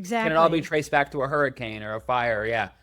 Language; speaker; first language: English; native; English